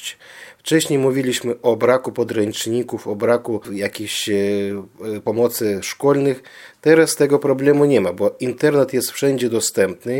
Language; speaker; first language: Polish; early bilingual, heritage; Polish